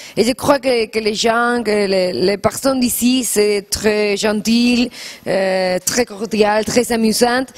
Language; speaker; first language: French; non-native, learner; Spanish